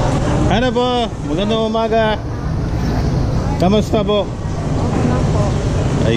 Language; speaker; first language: Filipino; non-native, learner; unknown